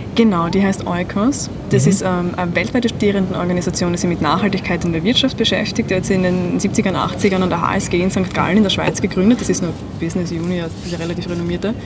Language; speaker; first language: German; native; German